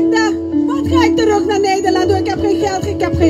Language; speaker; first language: Dutch; non-native, local second language; Papiamento